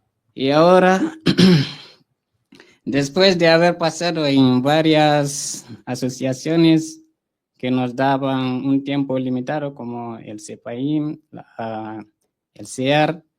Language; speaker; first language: Spanish; non-native, fluent; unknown